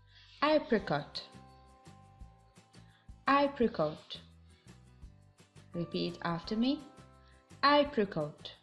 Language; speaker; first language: English; non-native, fluent; Arabic